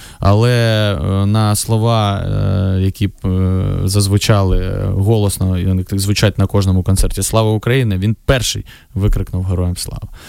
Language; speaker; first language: Ukrainian; non-native, local second language; Russian